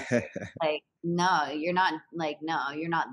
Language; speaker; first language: English; native; English